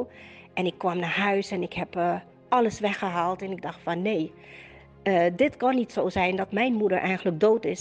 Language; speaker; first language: Dutch; native; Dutch